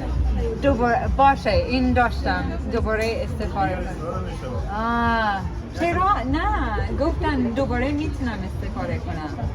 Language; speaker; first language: Persian; non-native, learner; English